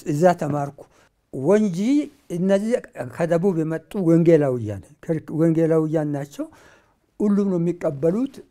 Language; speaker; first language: Amharic; non-native, local second language; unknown